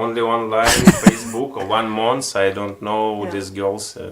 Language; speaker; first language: English; non-native, learner; Russian